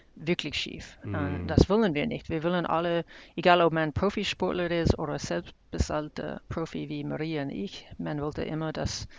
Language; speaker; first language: German; non-native, learner; English